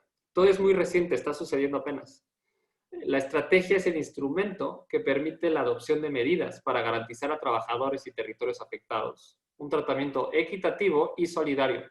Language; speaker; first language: Spanish; native; Spanish